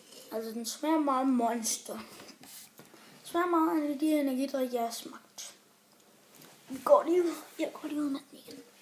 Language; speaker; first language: Danish; native; Danish